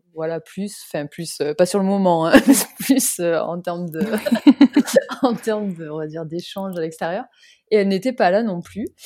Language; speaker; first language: French; native; French